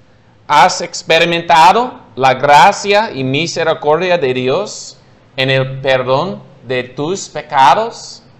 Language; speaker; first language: Spanish; non-native, fluent; English